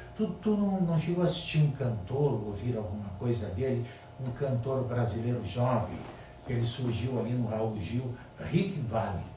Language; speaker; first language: Portuguese; native; Portuguese